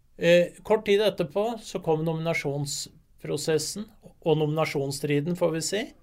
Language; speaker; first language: Norwegian; native; Norwegian